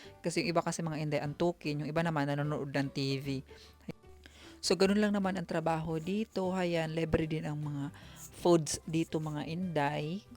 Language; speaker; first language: Filipino; non-native, local second language; Cebuano